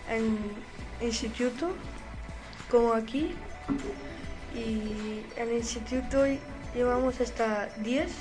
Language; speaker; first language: Spanish; non-native, learner; Urdu